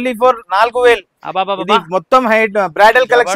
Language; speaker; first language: Telugu; non-native, local second language; Urdu